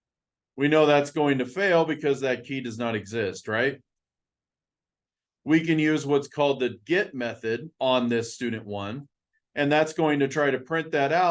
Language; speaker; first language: English; native; English